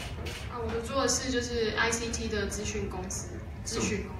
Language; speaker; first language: Chinese; native; Chinese